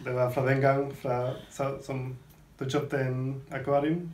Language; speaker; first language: Norwegian; non-native, fluent; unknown